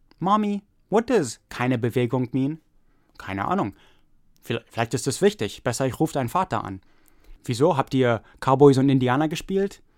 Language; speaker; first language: German; early bilingual, other home language; English